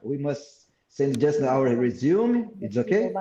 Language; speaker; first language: English; non-native, fluent; Portuguese